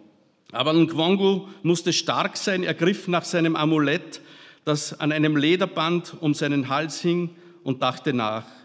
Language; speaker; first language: German; native; German